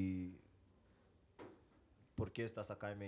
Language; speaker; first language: Spanish; non-native, fluent; English